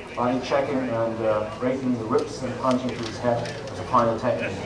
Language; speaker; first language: English; non-native, fluent; German